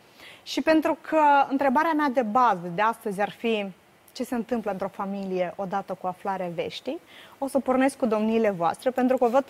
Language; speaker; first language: Romanian; native; Romanian